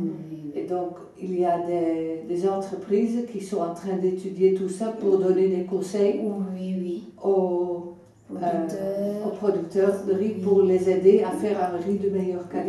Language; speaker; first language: French; non-native, fluent; Dutch